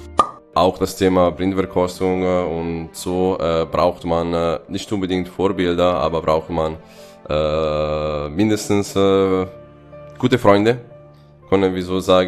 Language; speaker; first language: German; non-native, fluent; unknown